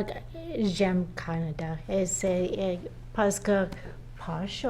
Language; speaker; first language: French; non-native, learner; English